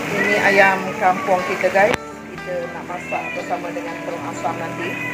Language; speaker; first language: Malay; non-native, local second language; Iban